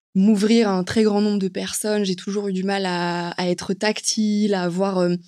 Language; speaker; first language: French; native; French